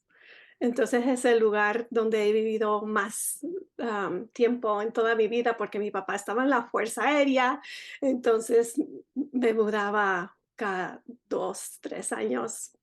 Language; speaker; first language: Spanish; early bilingual, heritage; Spanish